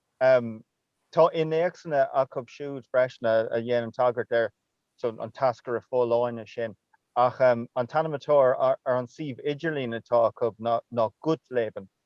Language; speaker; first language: Irish; non-native, local second language; English